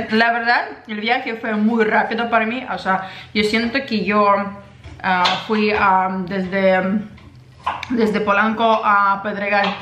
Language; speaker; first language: Spanish; non-native, learner; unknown